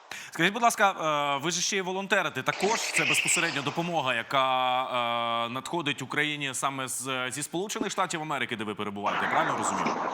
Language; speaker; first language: Ukrainian; native; Ukrainian